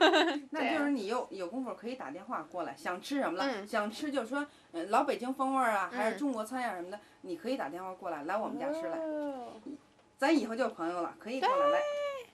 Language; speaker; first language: Chinese; native; Chinese